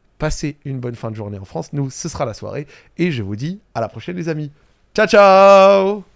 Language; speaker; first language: French; native; French